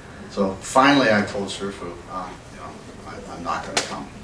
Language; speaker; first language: English; native; English